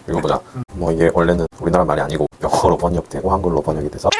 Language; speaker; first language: Korean; native; Korean